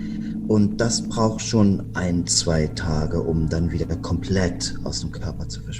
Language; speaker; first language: German; native; German